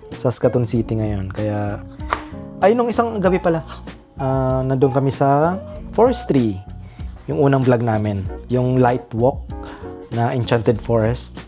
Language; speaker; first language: Filipino; non-native, local second language; Bikol